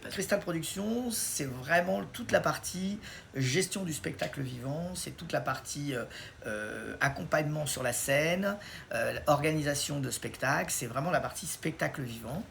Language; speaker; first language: French; native; French